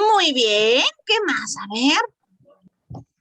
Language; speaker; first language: Spanish; native; Spanish